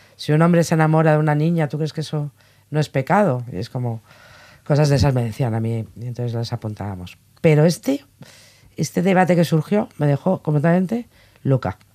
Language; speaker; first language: Spanish; native; Spanish